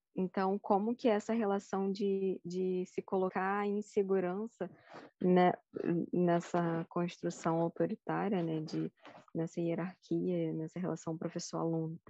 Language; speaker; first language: Portuguese; native; Portuguese